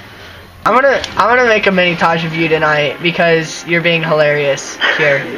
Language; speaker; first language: English; native; English